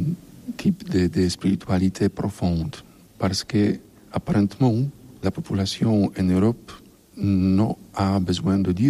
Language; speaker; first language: French; non-native, learner; Polish